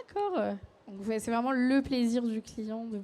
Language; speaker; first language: French; native; French